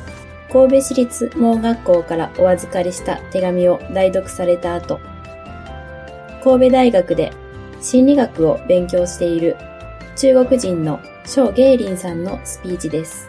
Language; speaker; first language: Japanese; native; Japanese